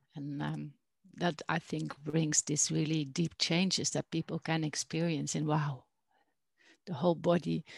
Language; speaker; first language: English; non-native, fluent; Dutch